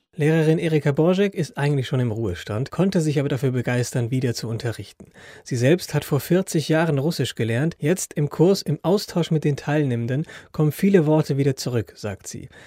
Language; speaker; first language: German; native; German